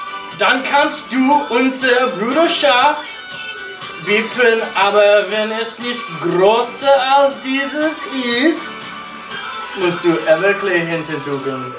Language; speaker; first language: German; non-native, learner; English